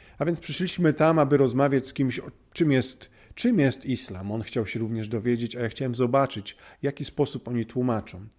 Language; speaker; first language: Polish; native; Polish